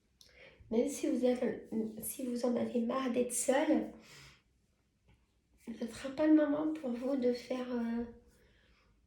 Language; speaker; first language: French; native; French